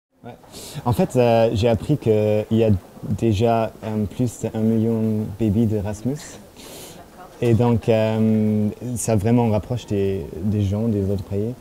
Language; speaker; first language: French; non-native, fluent; German